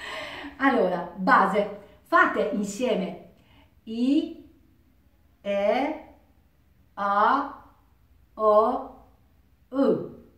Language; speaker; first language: Italian; non-native, learner; Japanese